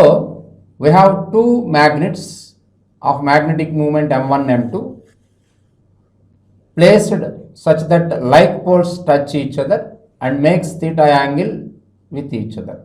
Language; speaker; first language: English; non-native, local second language; Telugu